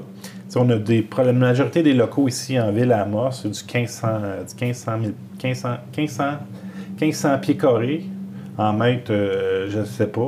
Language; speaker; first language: French; native; French